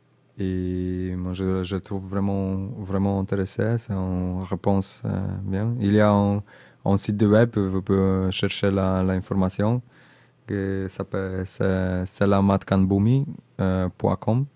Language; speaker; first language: French; non-native, learner; Indonesian